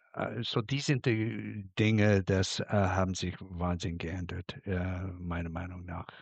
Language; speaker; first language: German; non-native, fluent; English